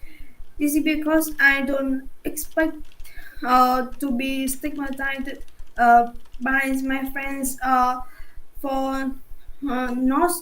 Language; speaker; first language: English; non-native, learner; Vietnamese